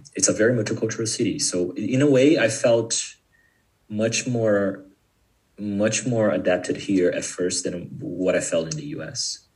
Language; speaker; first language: English; non-native, fluent; Portuguese